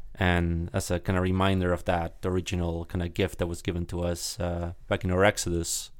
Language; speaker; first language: English; early bilingual, other home language; Spanish